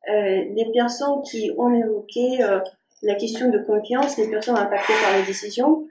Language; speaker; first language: French; non-native, fluent; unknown